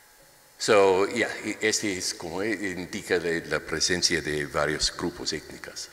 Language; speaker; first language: Spanish; non-native, learner; English